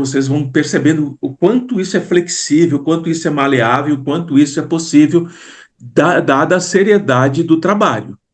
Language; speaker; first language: Portuguese; native; Portuguese